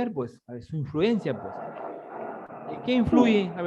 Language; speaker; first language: Spanish; native; Spanish